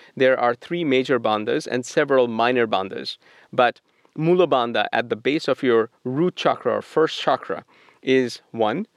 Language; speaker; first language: English; non-native, local second language; Bangla